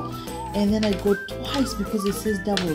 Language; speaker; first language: English; native; English